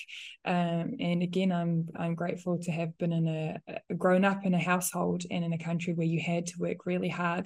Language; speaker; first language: English; non-native, local second language; Afrikaans